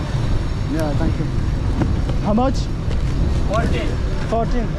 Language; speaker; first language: English; non-native, learner; French